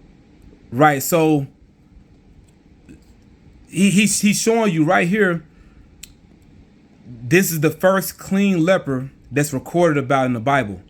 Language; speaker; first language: English; native; English